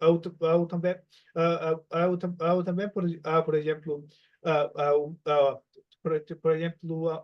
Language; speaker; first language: Portuguese; non-native, learner; German